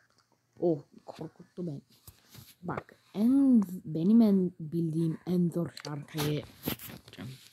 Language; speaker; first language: Turkish; early bilingual, heritage; Turkish